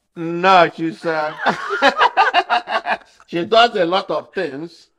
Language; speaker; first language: English; non-native, local second language; Igbo